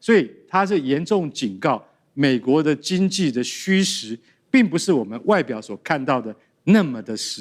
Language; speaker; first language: Chinese; native; Chinese